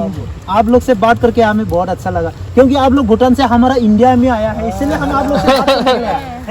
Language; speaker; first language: Hindi; non-native, local second language; Bodo